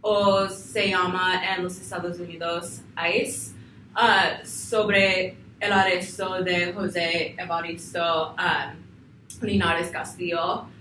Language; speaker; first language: Spanish; non-native, learner; English